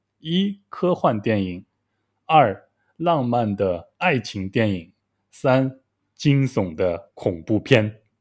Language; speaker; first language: Chinese; native; Chinese